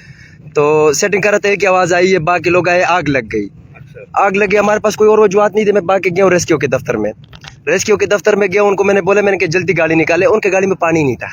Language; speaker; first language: Urdu; native; Urdu